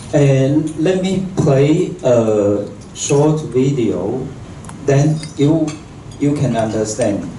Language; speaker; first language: English; non-native, local second language; Chinese